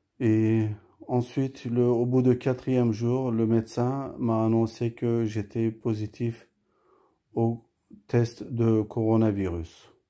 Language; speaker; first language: French; early bilingual, other home language; Turkish